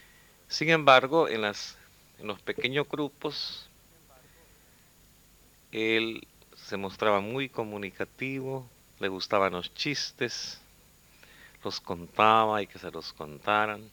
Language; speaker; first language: Spanish; native; Spanish